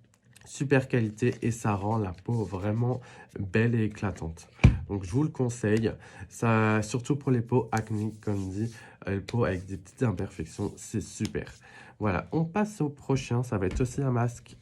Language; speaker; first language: French; native; French